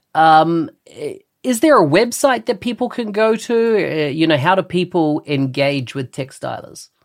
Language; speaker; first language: English; native; English